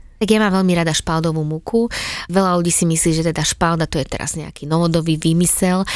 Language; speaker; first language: Slovak; native; Slovak